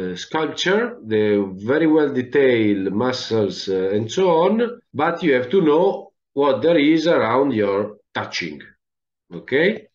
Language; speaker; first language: English; non-native, fluent; Italian